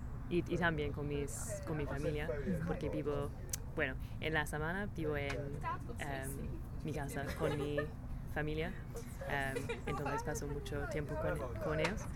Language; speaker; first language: Spanish; non-native, learner; English